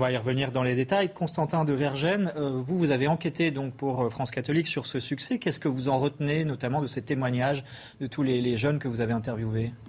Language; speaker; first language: French; native; French